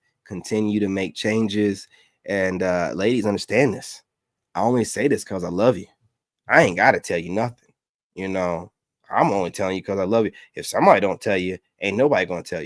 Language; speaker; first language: English; native; English